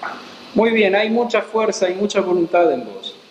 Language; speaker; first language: Spanish; native; Spanish